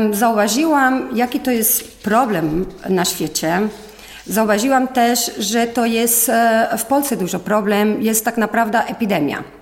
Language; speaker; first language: Polish; non-native, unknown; Spanish